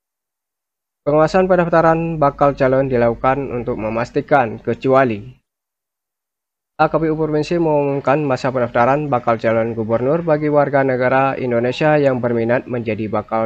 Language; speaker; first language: Indonesian; native; Indonesian